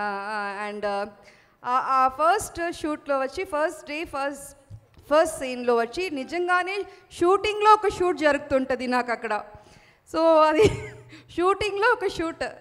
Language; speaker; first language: Telugu; non-native, learner; Tamil